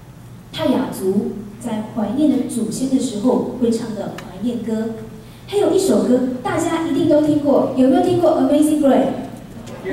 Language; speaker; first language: Chinese; native; Chinese